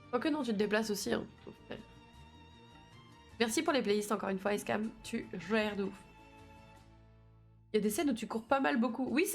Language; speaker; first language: French; native; French